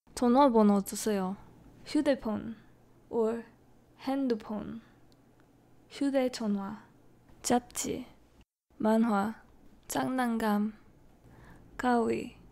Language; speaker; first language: Korean; non-native, learner; English